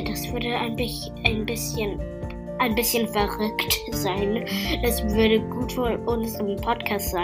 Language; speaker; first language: German; non-native, learner; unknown